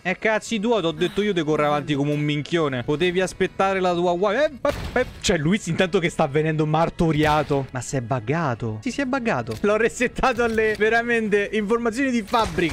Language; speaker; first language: Italian; native; Italian